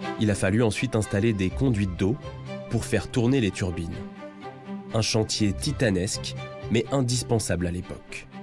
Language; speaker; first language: French; native; French